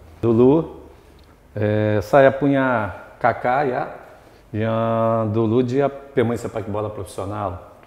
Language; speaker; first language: Indonesian; non-native, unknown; Portuguese